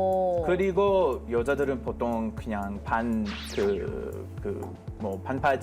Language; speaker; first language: Korean; non-native, fluent; Hebrew